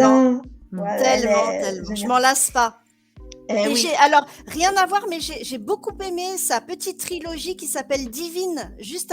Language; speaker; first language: French; native; French